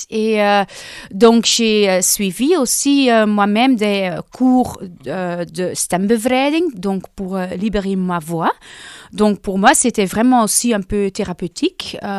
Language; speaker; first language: French; non-native, local second language; Dutch